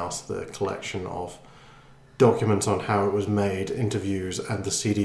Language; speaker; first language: English; native; English